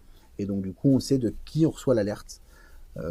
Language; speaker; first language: French; native; French